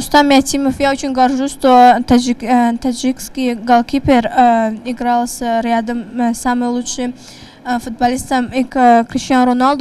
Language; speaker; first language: Russian; non-native, local second language; Tajik